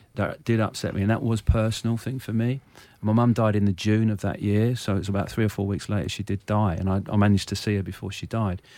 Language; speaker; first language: English; native; English